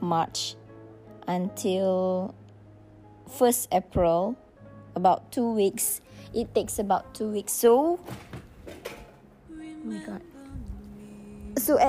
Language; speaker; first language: English; non-native, local second language; Malay